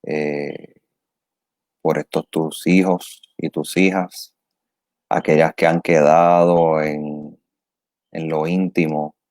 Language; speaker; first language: Spanish; native; Spanish